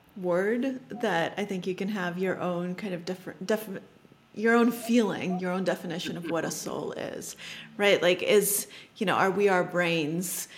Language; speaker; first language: English; early bilingual, other home language; Russian